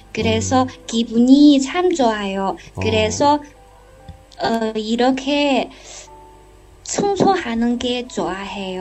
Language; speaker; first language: Korean; non-native, learner; Chinese